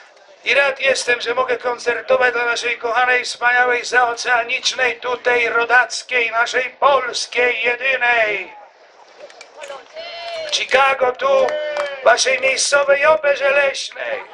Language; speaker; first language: Polish; native; Polish